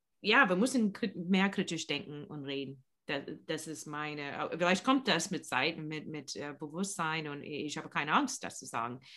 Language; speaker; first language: German; non-native, learner; English